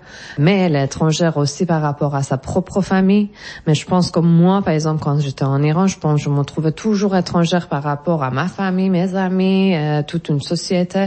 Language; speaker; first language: French; non-native, fluent; Persian